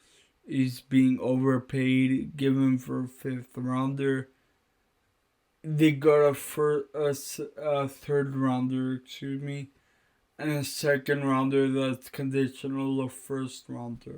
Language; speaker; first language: English; native; English